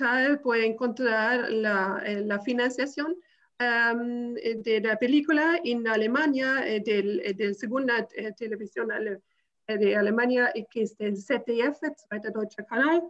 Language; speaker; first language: Spanish; non-native, fluent; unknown